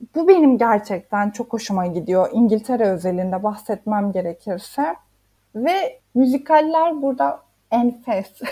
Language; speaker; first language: Turkish; native; Turkish